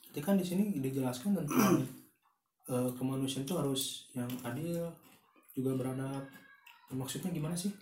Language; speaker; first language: Indonesian; native; Indonesian